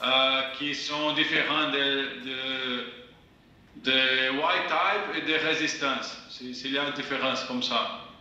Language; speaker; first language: French; non-native, fluent; Portuguese